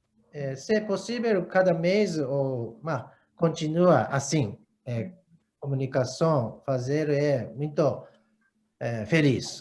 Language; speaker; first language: Portuguese; non-native, learner; Japanese